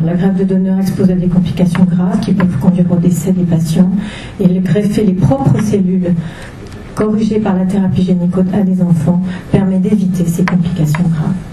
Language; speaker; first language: French; native; French